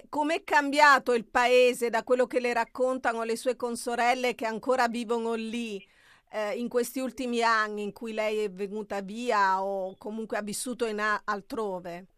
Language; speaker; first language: Italian; native; Italian